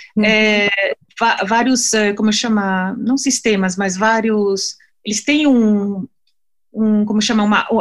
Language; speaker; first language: Portuguese; non-native, fluent; French